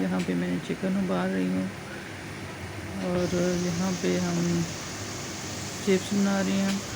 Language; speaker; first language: Hindi; native; Hindi